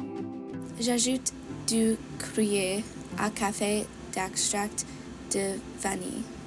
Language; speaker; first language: French; non-native, learner; English